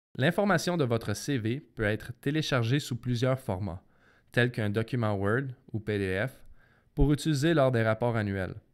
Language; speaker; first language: French; native; French